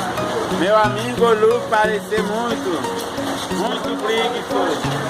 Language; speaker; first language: Portuguese; non-native, learner; Haitian Creole